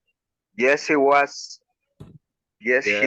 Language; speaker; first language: English; non-native, learner; Spanish